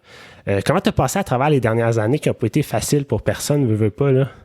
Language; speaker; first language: French; native; French